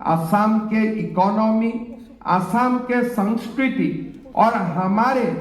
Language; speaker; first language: Hindi; non-native, local second language; Assamese